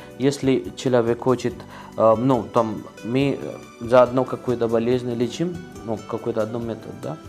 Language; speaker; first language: Russian; non-native, learner; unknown